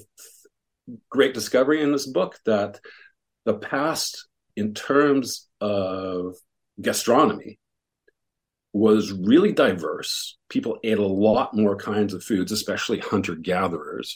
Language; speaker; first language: English; native; English